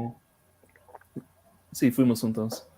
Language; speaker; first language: Spanish; non-native, fluent; English